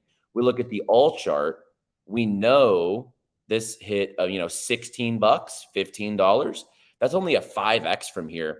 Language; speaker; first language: English; native; English